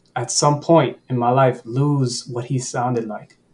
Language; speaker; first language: English; early bilingual, other home language; Spanish